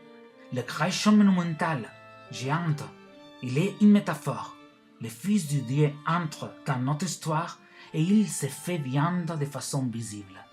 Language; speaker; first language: French; non-native, learner; Catalan